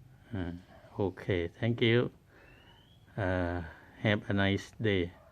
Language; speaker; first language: English; non-native, learner; Thai